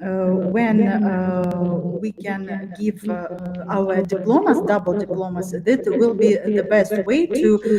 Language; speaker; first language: English; non-native, fluent; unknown